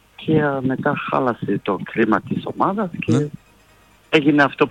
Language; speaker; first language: Greek; non-native, fluent; French